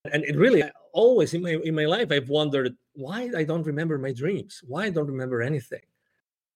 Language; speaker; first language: English; non-native, fluent; Spanish